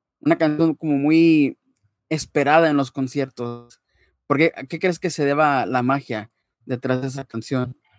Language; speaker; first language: Spanish; native; Spanish